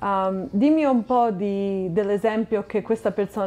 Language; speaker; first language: Italian; non-native, fluent; English